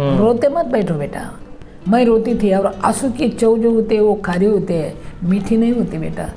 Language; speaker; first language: Hindi; non-native, local second language; Marathi